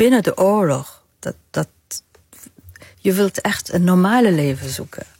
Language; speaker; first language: Dutch; non-native, fluent; Arabic